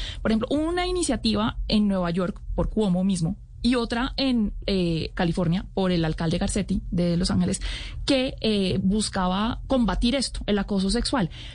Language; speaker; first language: Spanish; native; Spanish